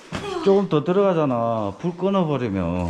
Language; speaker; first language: Korean; native; Korean